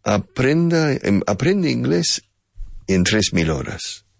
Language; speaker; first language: Spanish; non-native, fluent; English